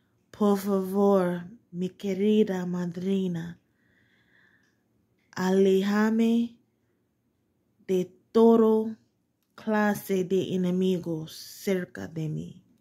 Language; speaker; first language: Spanish; non-native, learner; English